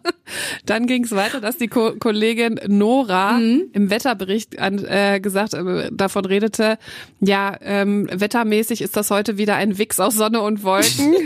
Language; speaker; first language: German; native; German